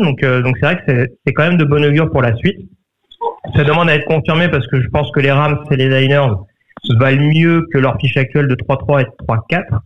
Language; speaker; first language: French; native; French